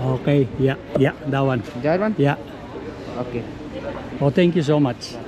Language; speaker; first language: English; non-native, learner; Filipino